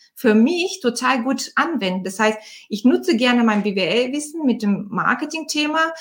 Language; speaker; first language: German; non-native, fluent; Bulgarian